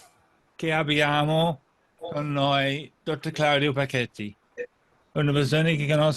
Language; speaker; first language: Italian; non-native, fluent; English